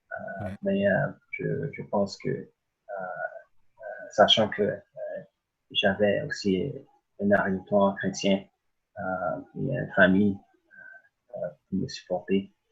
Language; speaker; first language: French; early bilingual, other home language; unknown